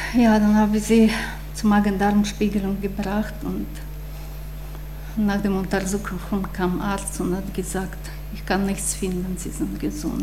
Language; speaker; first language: German; non-native, learner; Russian